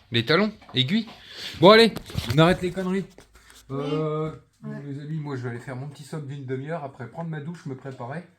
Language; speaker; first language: French; native; French